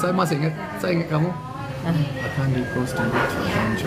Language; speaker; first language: Indonesian; non-native, learner; English